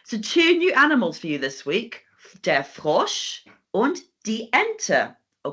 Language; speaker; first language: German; non-native, fluent; English